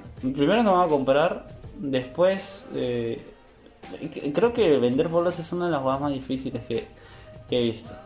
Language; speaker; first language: Spanish; native; Spanish